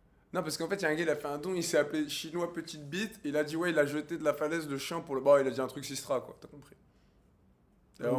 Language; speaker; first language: French; native; French